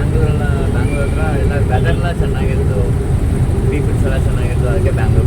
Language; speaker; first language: Kannada; non-native, learner; Tamil